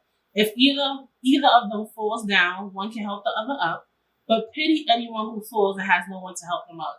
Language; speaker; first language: English; native; English